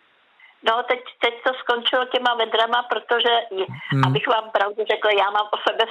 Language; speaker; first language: Czech; native; Czech